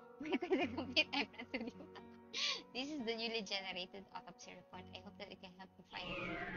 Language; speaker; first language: English; non-native, local second language; Filipino